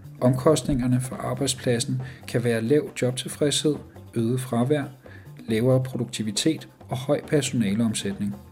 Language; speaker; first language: Danish; native; Danish